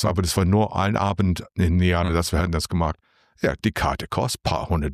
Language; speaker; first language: German; non-native, learner; English